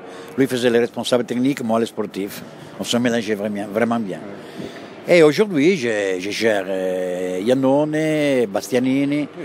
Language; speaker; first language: French; non-native, fluent; Italian